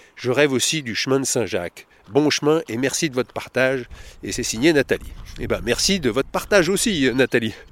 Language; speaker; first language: French; native; French